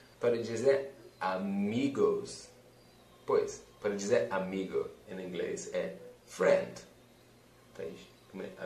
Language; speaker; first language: Portuguese; non-native, fluent; English